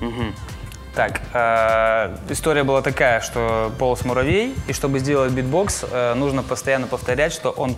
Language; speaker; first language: Russian; native; Russian